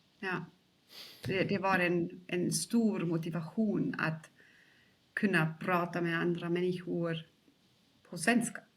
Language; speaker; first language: Swedish; non-native, fluent; German